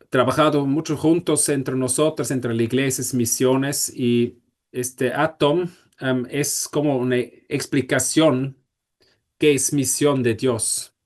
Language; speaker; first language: Spanish; non-native, fluent; German